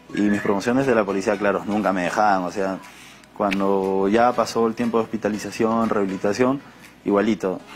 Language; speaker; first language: Spanish; native; Spanish